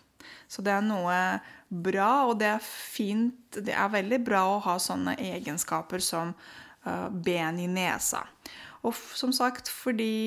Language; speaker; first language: Norwegian; non-native, fluent; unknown